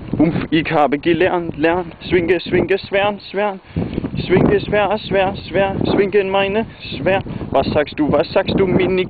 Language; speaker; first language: German; non-native, learner; Danish